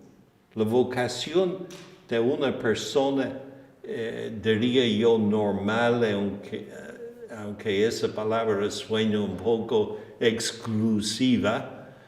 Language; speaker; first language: Spanish; non-native, fluent; English